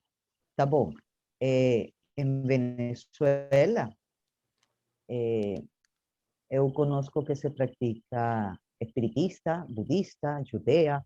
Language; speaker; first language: Portuguese; non-native, learner; Spanish